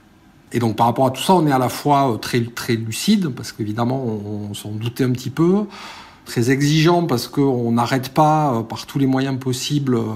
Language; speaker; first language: French; native; French